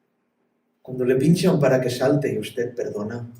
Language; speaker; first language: Spanish; native; Spanish